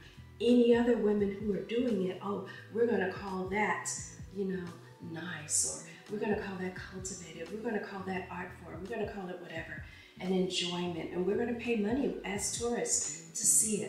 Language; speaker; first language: English; native; English